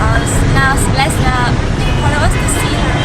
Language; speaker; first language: English; non-native, learner; Vietnamese